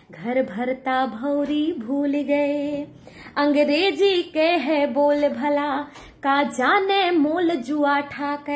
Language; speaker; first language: Hindi; native; Hindi